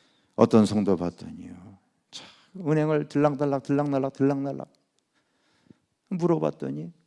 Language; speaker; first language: Korean; native; Korean